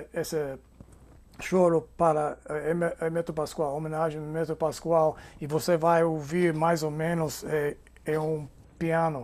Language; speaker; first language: Portuguese; non-native, fluent; English